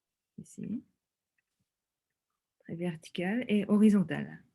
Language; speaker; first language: French; non-native, fluent; Korean